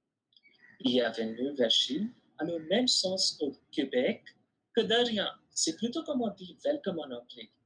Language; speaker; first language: French; non-native, fluent; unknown